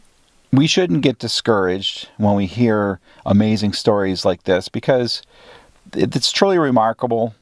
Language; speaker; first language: English; native; English